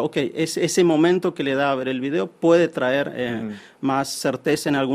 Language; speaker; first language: Spanish; native; Spanish